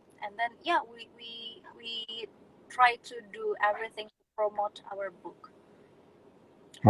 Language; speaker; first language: English; non-native, fluent; Indonesian